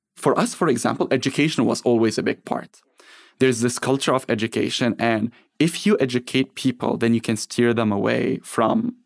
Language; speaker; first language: English; non-native, fluent; Arabic